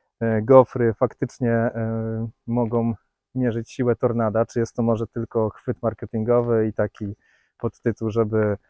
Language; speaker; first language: Polish; native; Polish